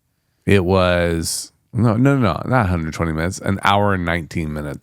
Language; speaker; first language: English; native; English